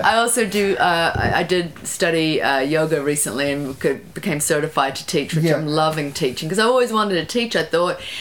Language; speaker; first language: English; native; English